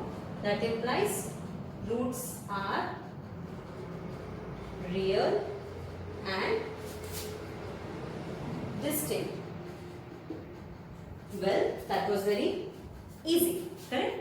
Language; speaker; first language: English; non-native, local second language; Hindi